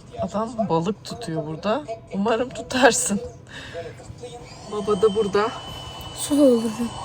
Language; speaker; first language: Turkish; early bilingual, heritage; Turkish